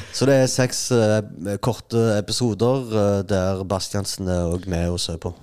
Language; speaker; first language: Norwegian; non-native, fluent; Arabic